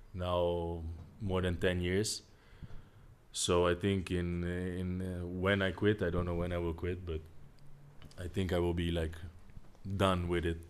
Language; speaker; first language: English; non-native, fluent; Dutch